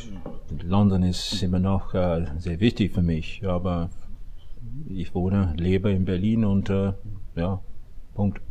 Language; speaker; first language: German; non-native, fluent; English